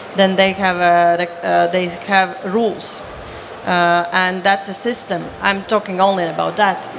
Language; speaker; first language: English; non-native, fluent; Latvian